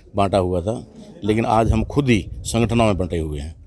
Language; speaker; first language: Hindi; native; Hindi